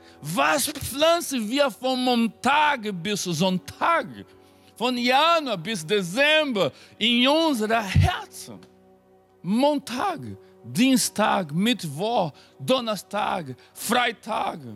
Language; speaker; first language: German; non-native, fluent; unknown